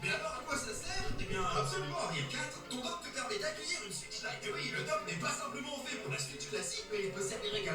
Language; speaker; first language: French; native; French